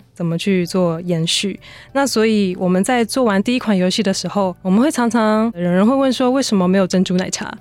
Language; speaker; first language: Chinese; native; Chinese